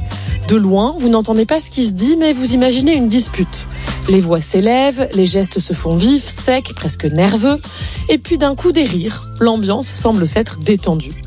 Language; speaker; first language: French; native; French